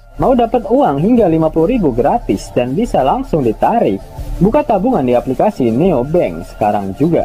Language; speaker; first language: Indonesian; native; Indonesian